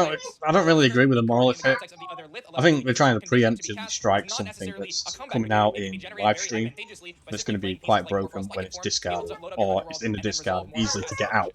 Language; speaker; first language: English; native; English